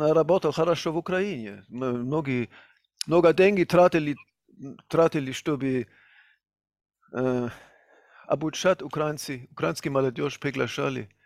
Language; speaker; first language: Russian; non-native, fluent; German